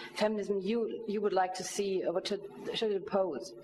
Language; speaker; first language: English; non-native, fluent; German